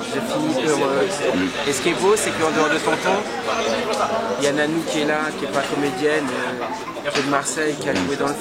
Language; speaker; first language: French; native; French